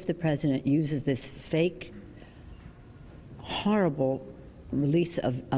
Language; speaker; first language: English; native; English